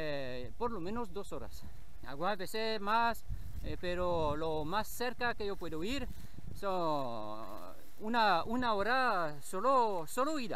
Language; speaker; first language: Spanish; non-native, learner; French